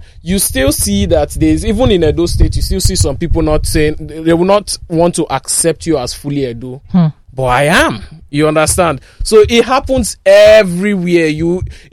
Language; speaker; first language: English; non-native, local second language; Yoruba